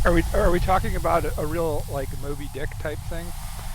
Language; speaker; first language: English; native; English